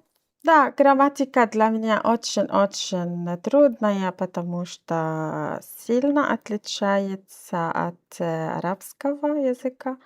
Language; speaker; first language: Russian; non-native, learner; Arabic